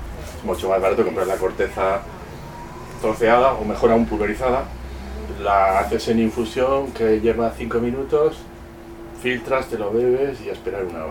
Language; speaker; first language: Spanish; native; Spanish